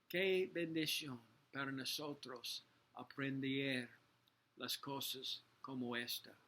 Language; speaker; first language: Spanish; non-native, learner; English